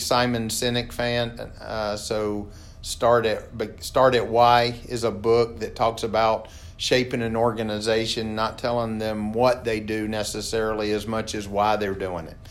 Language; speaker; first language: English; native; English